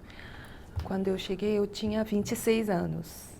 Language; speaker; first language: Portuguese; non-native, fluent; Korean